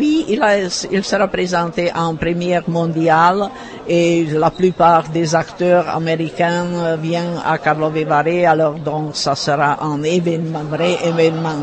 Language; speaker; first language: French; non-native, fluent; Czech